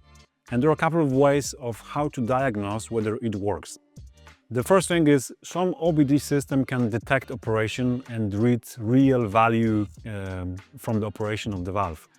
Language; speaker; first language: English; non-native, fluent; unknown